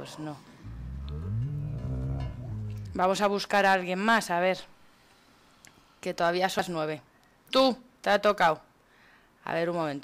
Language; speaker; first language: Spanish; native; Spanish